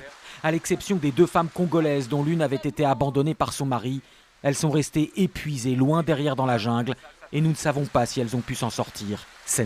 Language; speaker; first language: French; native; French